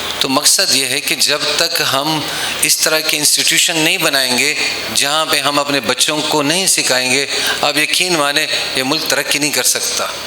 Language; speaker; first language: Urdu; non-native, local second language; Pashto